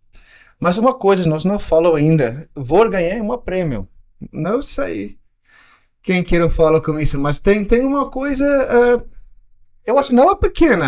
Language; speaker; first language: Portuguese; non-native, learner; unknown